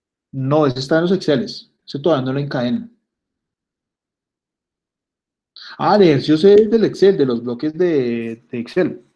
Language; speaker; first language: Spanish; native; Spanish